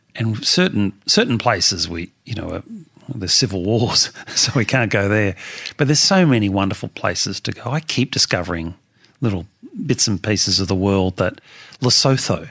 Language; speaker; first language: English; native; English